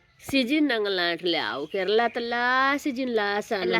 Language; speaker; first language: Malayalam; non-native, learner; Hindi